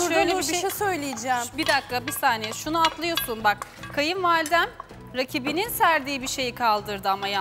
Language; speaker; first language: Turkish; native; Turkish